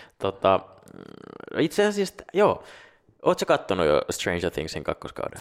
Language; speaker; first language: Finnish; non-native, local second language; Swedish